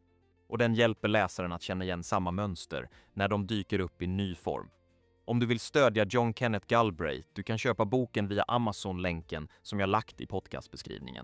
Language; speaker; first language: Swedish; native; Swedish